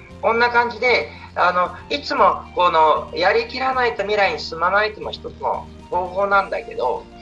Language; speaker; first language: Japanese; native; Japanese